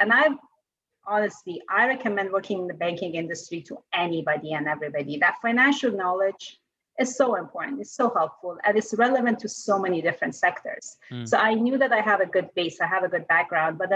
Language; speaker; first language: English; non-native, fluent; Persian